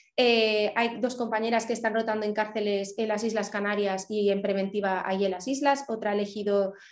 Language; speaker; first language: Spanish; native; Spanish